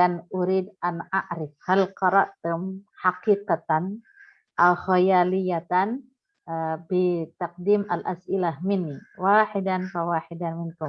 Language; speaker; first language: Arabic; non-native, fluent; Indonesian